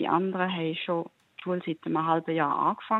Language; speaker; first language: German; native; German